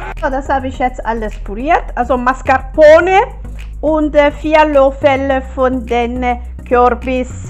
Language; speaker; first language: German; non-native, learner; Italian